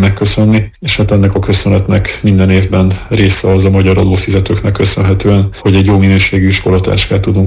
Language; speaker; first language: Hungarian; native; Hungarian